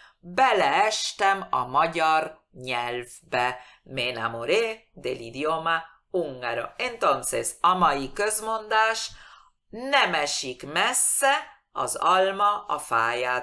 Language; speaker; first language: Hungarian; non-native, fluent; Spanish